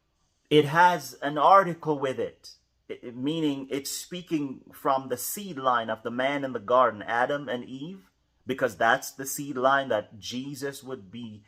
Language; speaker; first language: English; native; English